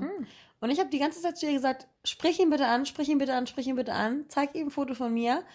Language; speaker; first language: German; native; German